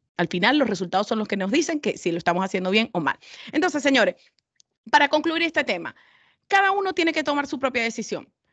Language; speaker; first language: Spanish; native; Spanish